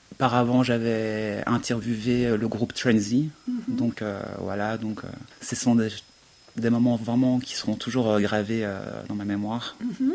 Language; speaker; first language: French; early bilingual, other home language; Turkish